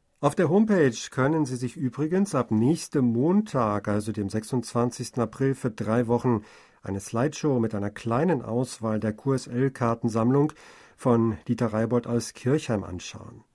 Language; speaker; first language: German; native; German